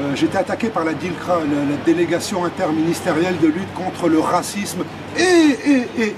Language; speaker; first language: French; early bilingual, other home language; Arabic